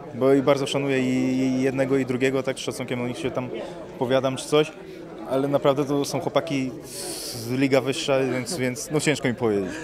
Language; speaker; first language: Polish; early bilingual, other home language; Armenian